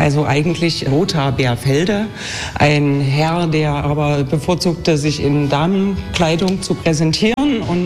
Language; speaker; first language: German; native; German